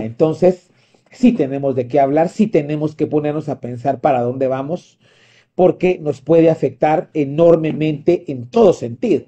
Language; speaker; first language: Spanish; native; Spanish